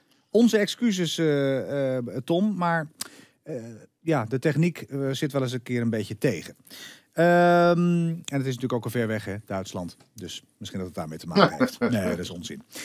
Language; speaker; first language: Dutch; native; Dutch